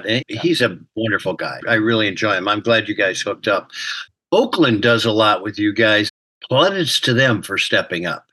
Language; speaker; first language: English; native; English